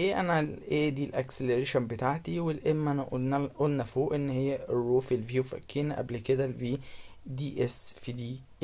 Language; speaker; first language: Arabic; native; Arabic